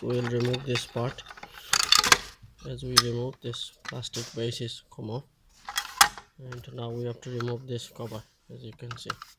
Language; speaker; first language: English; non-native, fluent; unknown